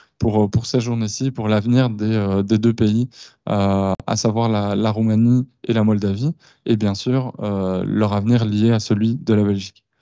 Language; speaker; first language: French; native; French